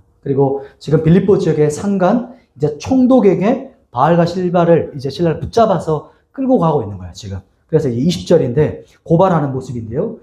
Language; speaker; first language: Korean; native; Korean